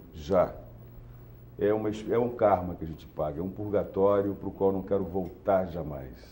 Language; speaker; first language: Portuguese; native; Portuguese